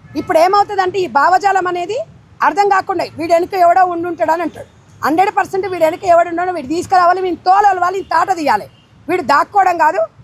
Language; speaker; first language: Telugu; native; Telugu